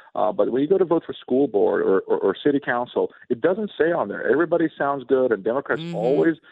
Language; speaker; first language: English; non-native, fluent; Swedish